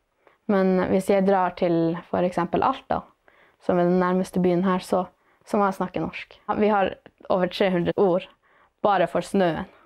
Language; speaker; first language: Norwegian; non-native, local second language; Northern Sami